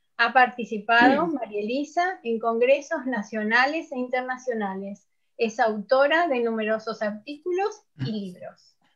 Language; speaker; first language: Spanish; native; Spanish